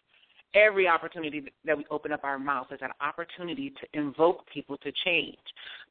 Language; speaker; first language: English; native; English